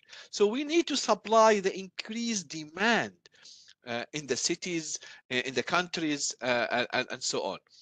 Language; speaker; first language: English; non-native, fluent; Arabic